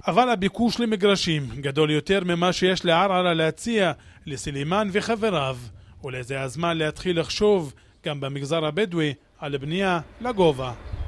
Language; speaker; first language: Hebrew; non-native, local second language; Arabic